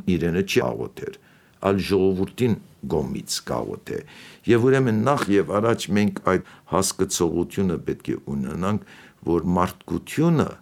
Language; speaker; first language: Armenian; native; Armenian